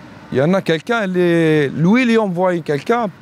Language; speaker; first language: French; non-native, learner; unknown